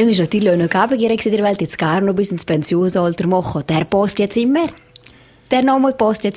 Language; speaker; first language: German; native; German